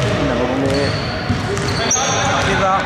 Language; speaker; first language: Greek; native; Greek